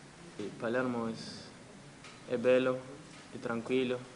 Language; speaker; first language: Italian; non-native, learner; Spanish